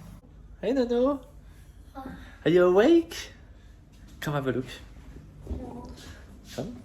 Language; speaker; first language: English; non-native, fluent; French